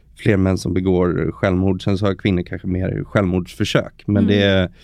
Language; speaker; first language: Swedish; native; Swedish